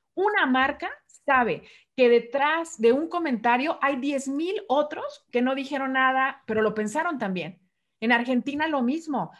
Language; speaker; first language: Spanish; native; Spanish